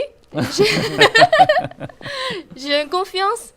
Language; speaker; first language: French; non-native, learner; Chinese